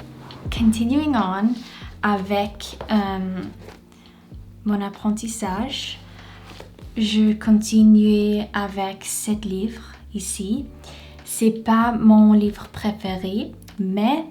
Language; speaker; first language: French; non-native, learner; English